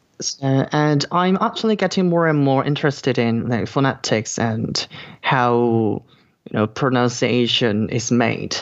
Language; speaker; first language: English; non-native, fluent; Korean